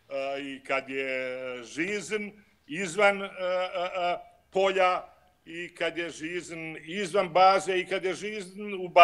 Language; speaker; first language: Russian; non-native, learner; Croatian